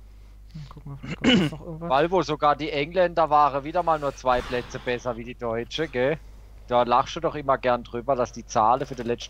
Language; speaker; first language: German; native; German